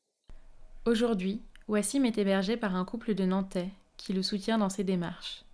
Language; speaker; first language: French; native; French